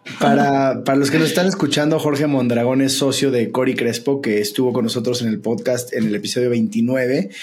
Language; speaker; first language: Spanish; native; Spanish